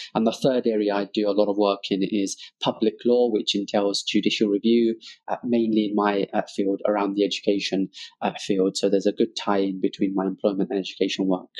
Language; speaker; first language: English; early bilingual, other home language; Bangla